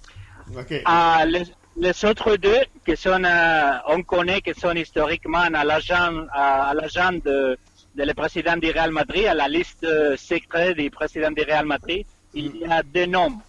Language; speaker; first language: French; non-native, fluent; Spanish